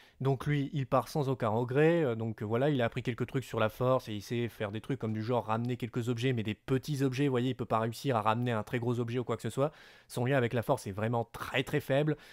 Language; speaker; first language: French; native; French